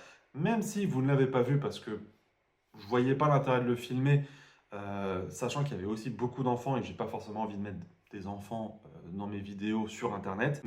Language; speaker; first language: French; native; French